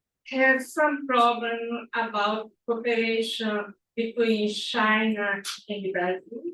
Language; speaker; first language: English; non-native, learner; Portuguese